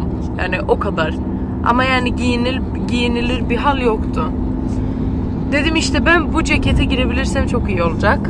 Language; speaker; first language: Turkish; early bilingual, heritage; Turkish